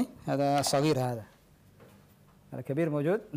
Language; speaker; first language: Arabic; non-native, fluent; Indonesian